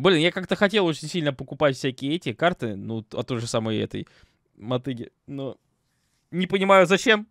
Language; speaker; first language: Russian; native; Russian